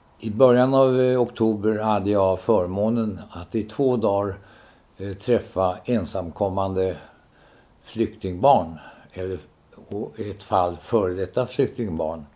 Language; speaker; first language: Swedish; native; Swedish